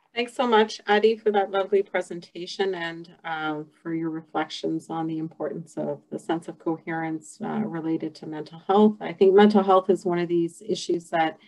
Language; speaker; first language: English; native; English